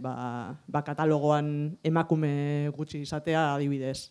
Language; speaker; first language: Basque; native; Basque